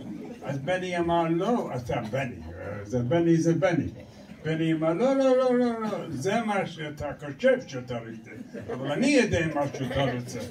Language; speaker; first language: Hebrew; non-native, learner; English